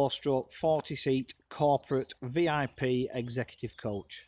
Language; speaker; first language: English; native; English